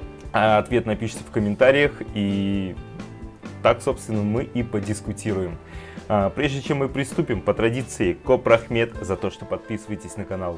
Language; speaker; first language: Russian; native; Russian